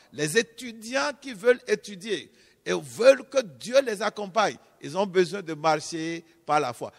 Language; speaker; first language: French; non-native, local second language; Fon